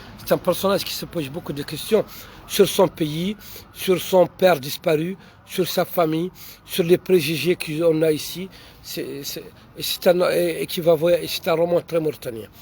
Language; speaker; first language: French; non-native, local second language; Arabic